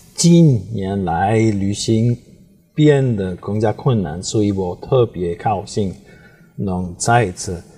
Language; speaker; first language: Chinese; non-native, fluent; Dutch